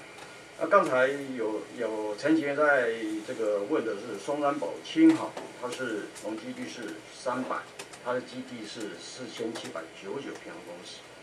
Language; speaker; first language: Chinese; native; Chinese